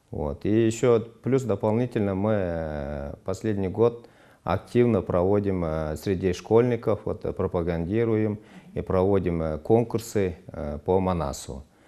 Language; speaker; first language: Russian; non-native, local second language; Kyrgyz